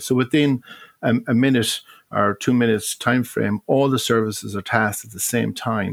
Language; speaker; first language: English; native; English